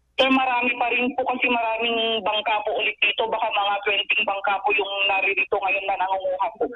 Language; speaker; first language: Filipino; non-native, local second language; Iloko